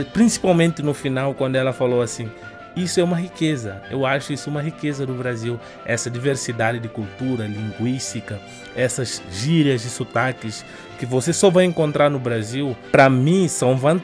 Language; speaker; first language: Portuguese; non-native, fluent; Upper Guinea Crioulo